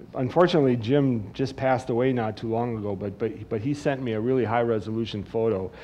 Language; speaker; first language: English; native; English